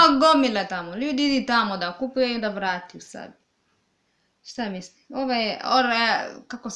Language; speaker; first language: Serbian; non-native, learner; English